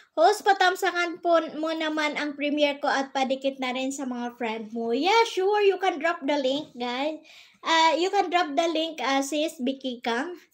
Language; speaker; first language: Filipino; non-native, local second language; Bikol